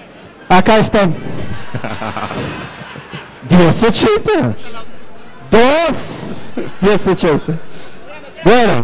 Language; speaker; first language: Spanish; non-native, learner; Portuguese